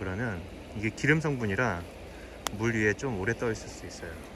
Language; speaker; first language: Korean; native; Korean